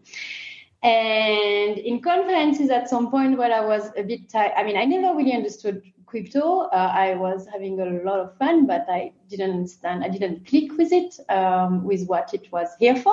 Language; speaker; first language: English; non-native, fluent; French